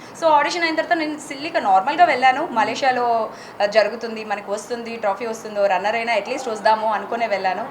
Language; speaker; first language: Telugu; native; Telugu